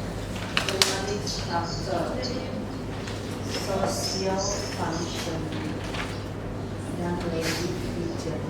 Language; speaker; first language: English; non-native, local second language; Indonesian